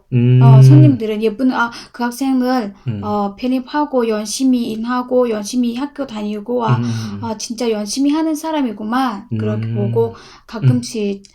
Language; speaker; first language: Korean; non-native, learner; Vietnamese